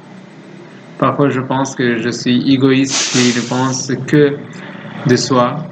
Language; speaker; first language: French; non-native, learner; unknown